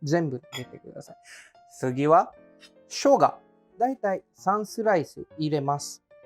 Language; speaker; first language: Japanese; non-native, fluent; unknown